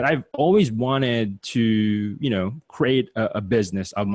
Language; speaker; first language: English; non-native, local second language; Filipino